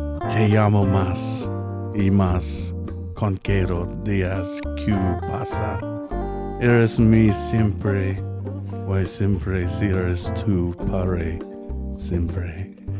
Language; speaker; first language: Spanish; non-native, learner; English